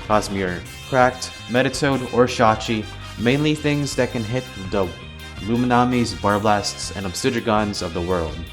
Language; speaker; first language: English; native; English